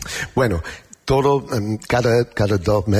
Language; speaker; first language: Spanish; non-native, learner; English